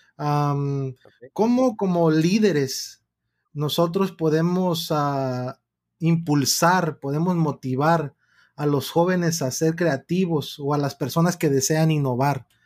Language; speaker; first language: Spanish; early bilingual, heritage; Spanish